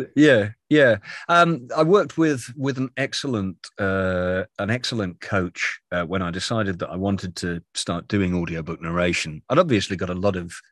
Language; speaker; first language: English; native; English